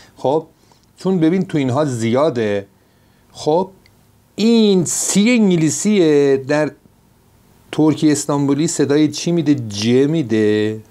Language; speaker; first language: Persian; non-native, local second language; Azerbaijani